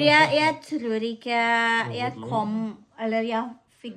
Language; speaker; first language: Norwegian; non-native, learner; Indonesian